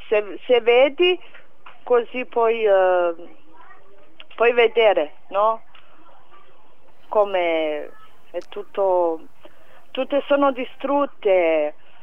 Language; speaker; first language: Italian; non-native, fluent; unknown